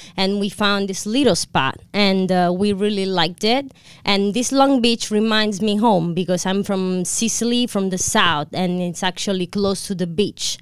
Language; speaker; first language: English; non-native, fluent; Italian